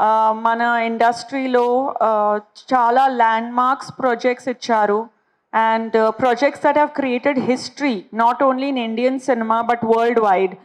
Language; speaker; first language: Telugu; non-native, fluent; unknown